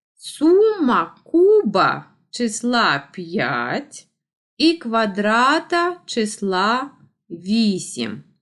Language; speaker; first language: Ukrainian; non-native, local second language; Russian